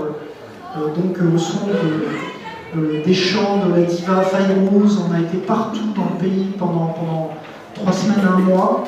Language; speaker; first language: French; native; French